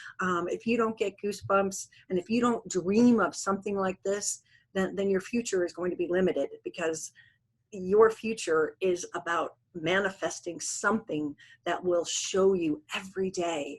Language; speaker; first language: English; native; English